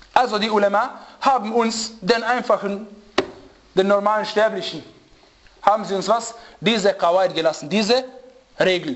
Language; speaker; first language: German; non-native, fluent; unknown